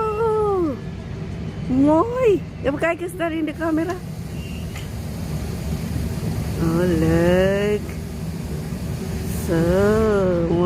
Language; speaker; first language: Dutch; non-native, learner; Cebuano